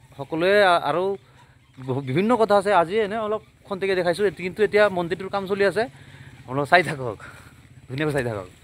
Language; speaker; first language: Assamese; non-native, local second language; Bangla